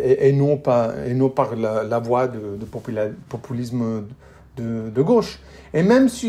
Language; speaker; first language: French; non-native, fluent; English